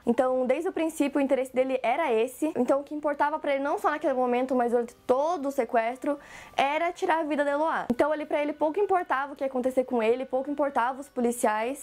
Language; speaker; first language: Portuguese; native; Portuguese